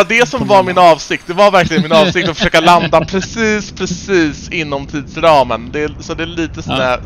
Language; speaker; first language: Swedish; native; Swedish